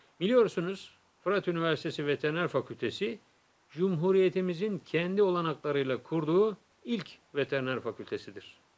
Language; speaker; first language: Turkish; native; Turkish